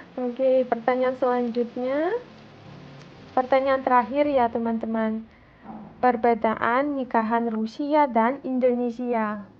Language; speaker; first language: Indonesian; non-native, fluent; Russian